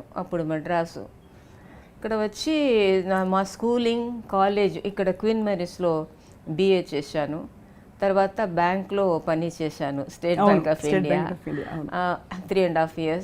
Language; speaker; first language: Telugu; non-native, fluent; Tamil